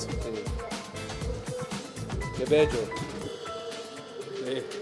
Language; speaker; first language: Spanish; non-native, learner; Portuguese